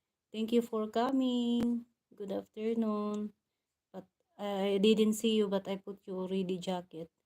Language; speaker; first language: English; non-native, local second language; Filipino